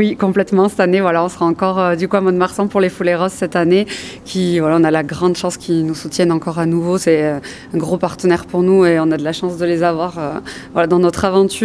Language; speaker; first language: French; native; French